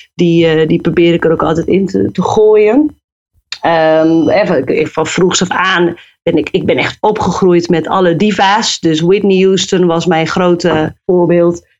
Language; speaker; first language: Dutch; native; Dutch